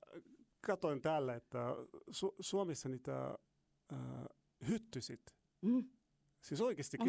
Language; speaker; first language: Finnish; non-native, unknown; Arabic